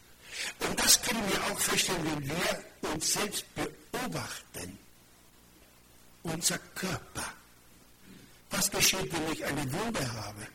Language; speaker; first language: German; non-native, fluent; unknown